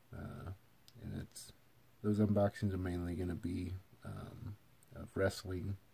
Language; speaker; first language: English; native; English